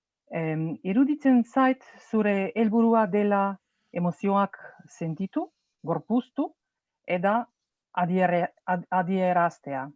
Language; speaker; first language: Basque; non-native, fluent; Slovenian